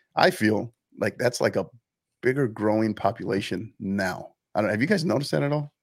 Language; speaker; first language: English; native; English